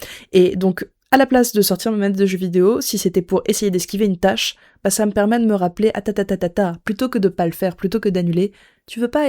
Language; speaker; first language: French; native; French